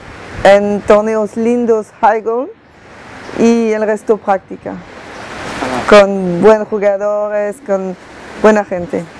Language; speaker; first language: Spanish; non-native, fluent; French